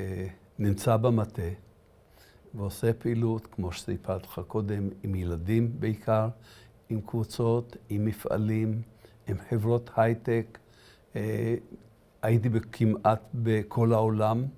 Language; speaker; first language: Hebrew; early bilingual, other home language; Arabic